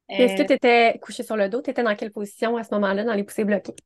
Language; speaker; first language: French; native; French